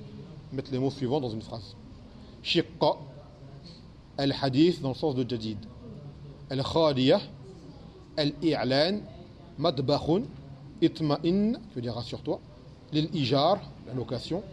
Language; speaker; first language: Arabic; non-native, fluent; French